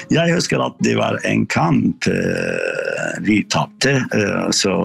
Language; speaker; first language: Norwegian; non-native, learner; Arabic